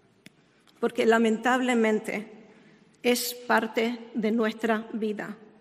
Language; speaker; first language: Spanish; non-native, fluent; Hebrew